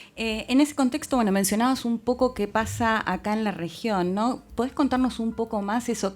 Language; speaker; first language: Spanish; native; Spanish